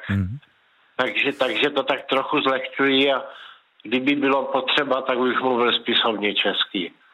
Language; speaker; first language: Czech; native; Czech